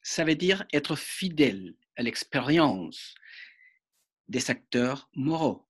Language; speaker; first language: French; non-native, fluent; Spanish